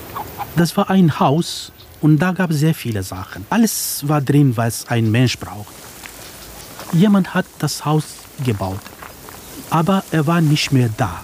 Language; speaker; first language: German; non-native, fluent; Kurdish